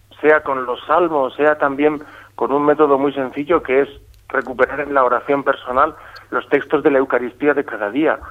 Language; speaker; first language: Spanish; native; Spanish